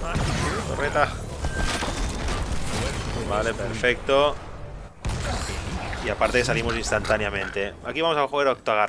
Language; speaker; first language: Spanish; native; Spanish